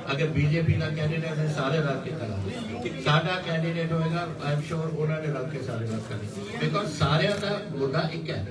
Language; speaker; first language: Hindi; non-native, local second language; Punjabi